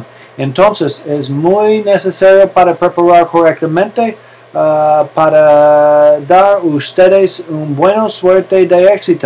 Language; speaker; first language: Spanish; non-native, learner; English